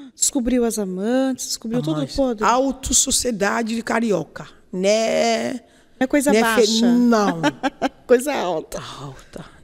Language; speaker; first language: Portuguese; non-native, fluent; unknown